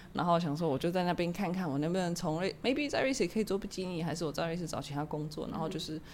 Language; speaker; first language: Chinese; non-native, fluent; German